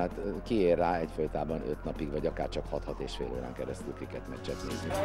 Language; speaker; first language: Hungarian; native; Hungarian